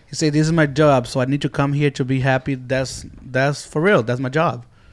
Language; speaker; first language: English; non-native, fluent; Portuguese